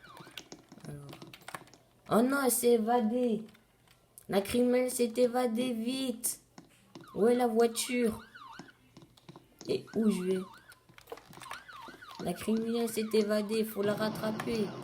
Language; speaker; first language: French; native; French